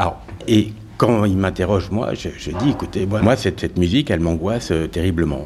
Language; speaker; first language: French; native; French